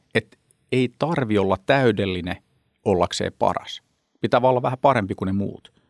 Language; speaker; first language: Finnish; native; Finnish